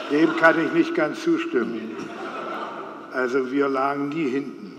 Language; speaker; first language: German; native; German